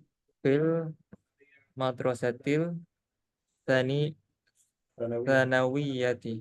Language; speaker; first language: Arabic; non-native, learner; Indonesian